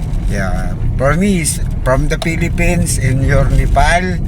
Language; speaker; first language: English; non-native, learner; Filipino